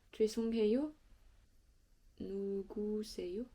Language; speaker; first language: Korean; non-native, learner; French